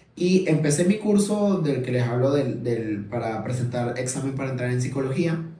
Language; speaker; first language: Spanish; native; Spanish